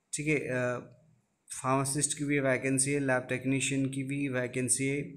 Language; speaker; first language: Hindi; non-native, local second language; Odia